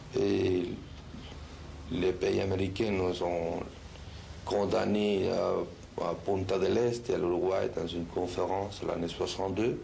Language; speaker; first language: French; non-native, fluent; Spanish